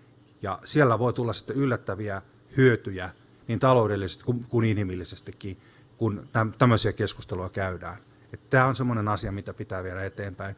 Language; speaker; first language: Finnish; native; Finnish